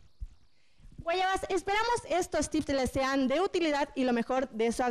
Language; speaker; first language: Spanish; native; Spanish